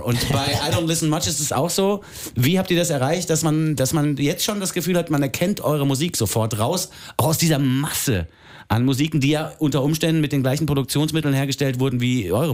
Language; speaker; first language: German; native; German